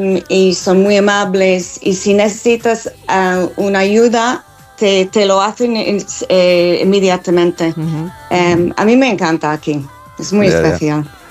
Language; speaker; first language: Spanish; non-native, fluent; English